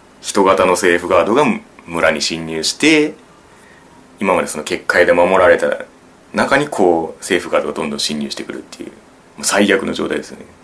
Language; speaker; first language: Japanese; native; Japanese